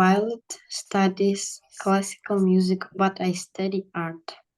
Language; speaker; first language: English; non-native, learner; Russian